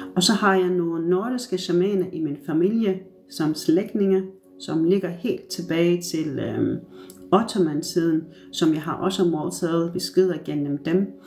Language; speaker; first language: Danish; non-native, fluent; Turkish